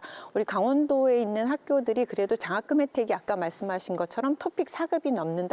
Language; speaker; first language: Korean; native; Korean